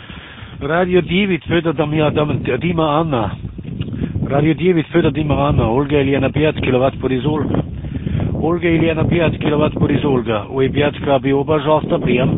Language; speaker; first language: Russian; non-native, learner; German